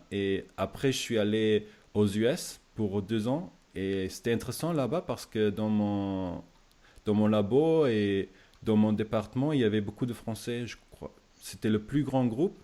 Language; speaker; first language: French; non-native, fluent; German